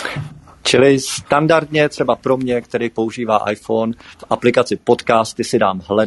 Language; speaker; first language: Czech; native; Czech